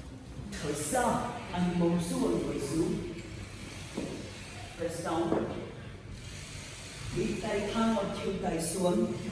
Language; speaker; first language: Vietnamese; non-native, learner; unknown